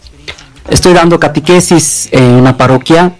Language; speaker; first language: Spanish; non-native, learner; Bangla